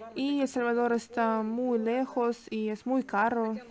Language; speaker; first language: Spanish; non-native, fluent; Ukrainian